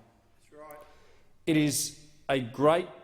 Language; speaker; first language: English; native; English